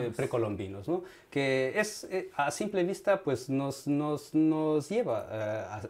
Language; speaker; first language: Spanish; native; Spanish